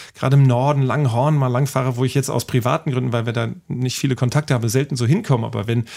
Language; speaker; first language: German; native; German